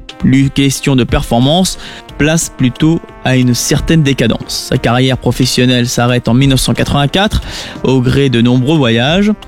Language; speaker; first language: French; native; French